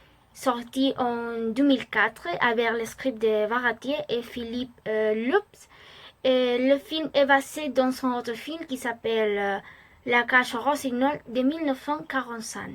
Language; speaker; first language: French; non-native, learner; Spanish